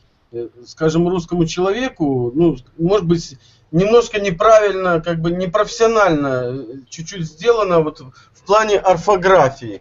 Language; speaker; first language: Russian; native; Russian